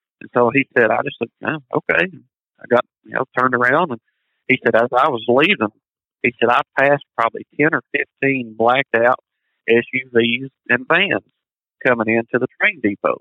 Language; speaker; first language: English; native; English